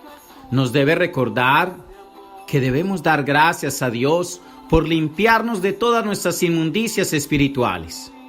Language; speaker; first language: Spanish; native; Spanish